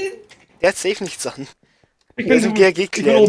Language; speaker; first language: German; native; German